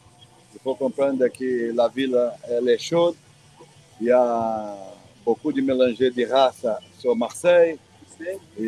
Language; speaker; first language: French; non-native, fluent; Portuguese